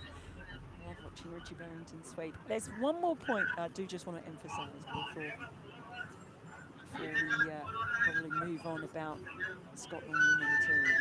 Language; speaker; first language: English; native; English